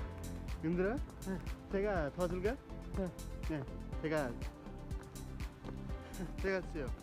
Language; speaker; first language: Korean; non-native, learner; Nepali